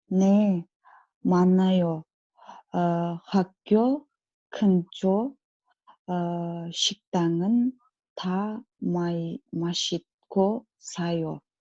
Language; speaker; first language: Korean; non-native, learner; Kazakh